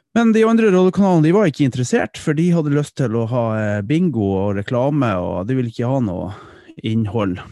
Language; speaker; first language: Norwegian; early bilingual, other home language; Dutch